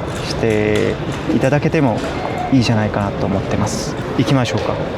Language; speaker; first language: Japanese; non-native, fluent; Korean